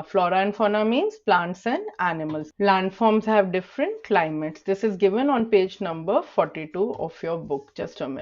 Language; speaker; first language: English; non-native, local second language; Hindi